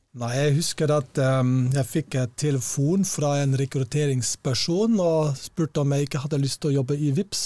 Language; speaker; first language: Norwegian; non-native, fluent; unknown